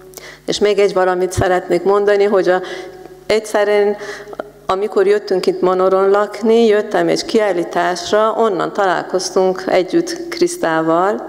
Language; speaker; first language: Hungarian; non-native, fluent; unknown